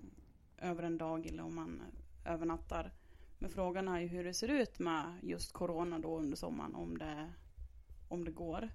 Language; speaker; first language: Swedish; native; Swedish